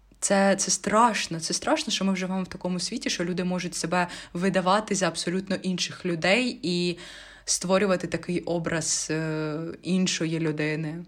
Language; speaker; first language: Ukrainian; native; Ukrainian